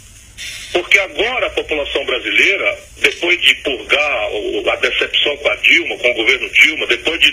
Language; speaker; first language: Portuguese; native; Portuguese